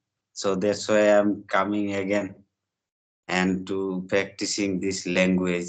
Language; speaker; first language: English; non-native, learner; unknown